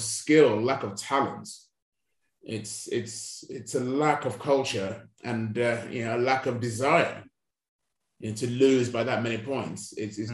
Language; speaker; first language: English; non-native, local second language; Yoruba